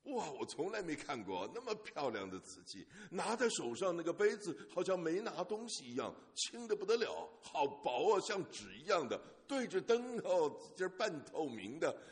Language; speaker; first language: Chinese; native; Chinese